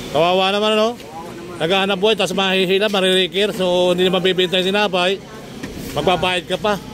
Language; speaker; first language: Filipino; native; Filipino